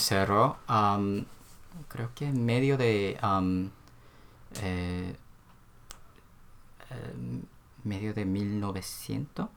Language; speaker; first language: Spanish; non-native, learner; Korean